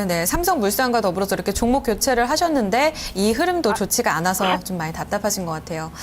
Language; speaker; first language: Korean; native; Korean